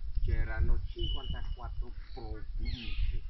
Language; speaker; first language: Italian; non-native, learner; Khmer